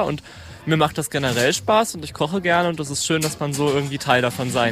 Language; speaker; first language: German; native; German